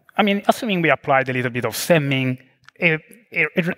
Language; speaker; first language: English; non-native, fluent; Italian